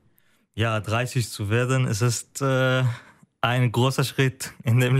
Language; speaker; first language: German; non-native, fluent; Arabic